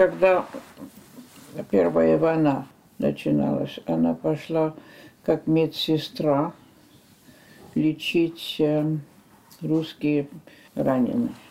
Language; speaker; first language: Russian; early bilingual, heritage; French